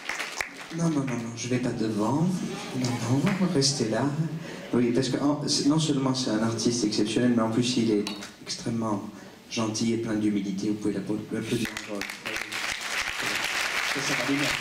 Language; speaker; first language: French; native; French